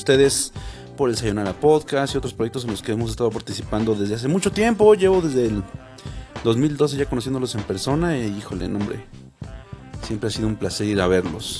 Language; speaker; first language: Spanish; native; Spanish